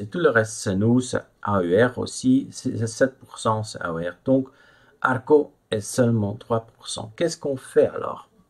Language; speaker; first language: French; non-native, fluent; Dutch